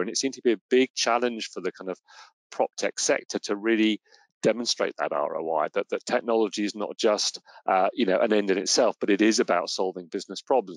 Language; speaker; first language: English; native; English